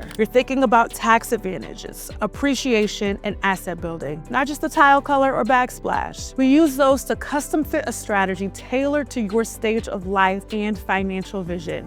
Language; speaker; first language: English; native; English